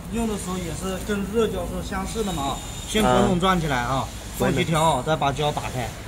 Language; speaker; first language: Chinese; native; Chinese